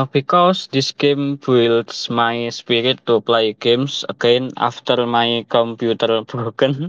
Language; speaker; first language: English; non-native, learner; Indonesian